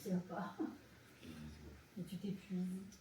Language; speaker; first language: French; native; French